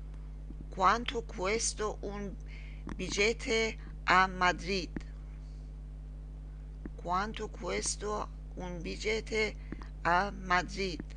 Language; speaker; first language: Spanish; non-native, learner; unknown